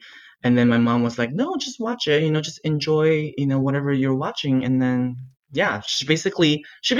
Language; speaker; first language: English; non-native, fluent; Chinese